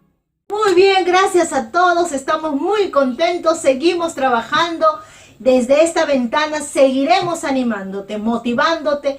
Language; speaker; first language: Spanish; native; Spanish